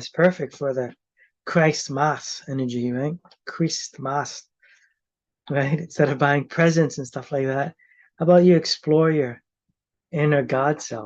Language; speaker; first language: English; native; English